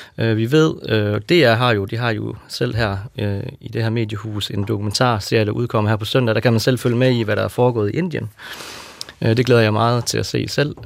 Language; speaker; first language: Danish; native; Danish